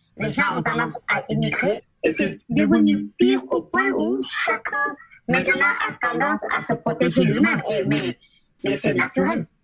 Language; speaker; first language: French; non-native, local second language; Wolof